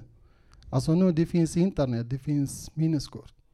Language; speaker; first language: Swedish; non-native, local second language; Kurdish